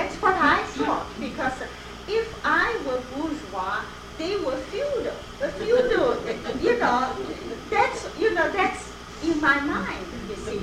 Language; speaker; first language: English; non-native, fluent; Chinese